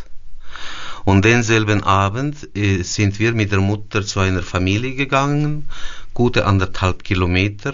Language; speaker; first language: German; early bilingual, heritage; German